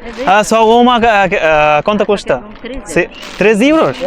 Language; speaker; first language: Portuguese; non-native, learner; Bangla